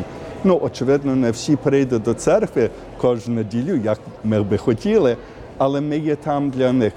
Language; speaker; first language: Ukrainian; early bilingual, heritage; Ukrainian